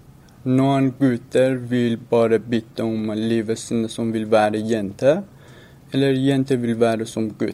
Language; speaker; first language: Norwegian; non-native, learner; Persian